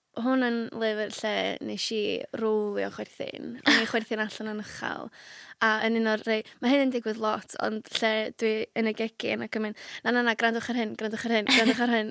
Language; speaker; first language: Welsh; native; Welsh